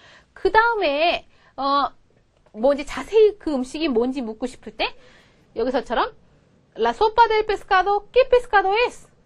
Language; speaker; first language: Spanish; non-native, fluent; Korean